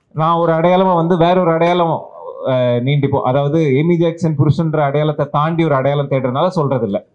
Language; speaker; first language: Tamil; native; Tamil